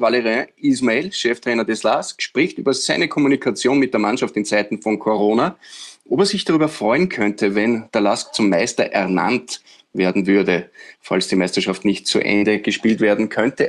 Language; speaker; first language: German; native; German